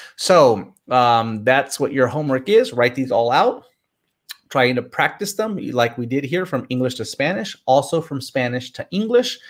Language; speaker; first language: English; native; English